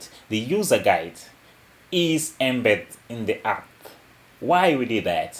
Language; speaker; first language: English; non-native, local second language; Portuguese